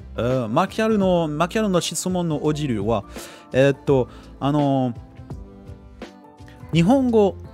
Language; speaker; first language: Japanese; non-native, learner; French